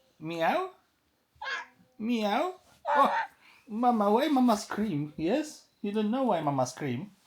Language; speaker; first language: English; non-native, learner; Polish